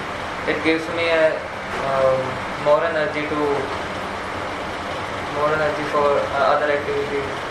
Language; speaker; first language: English; non-native, learner; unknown